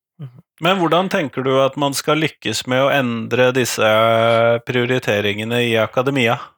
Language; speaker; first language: Norwegian; native; Norwegian